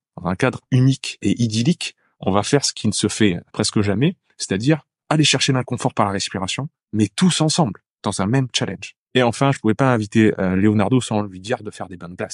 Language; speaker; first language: French; native; French